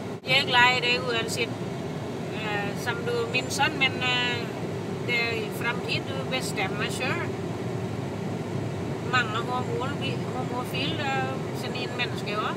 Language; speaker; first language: Norwegian; non-native, learner; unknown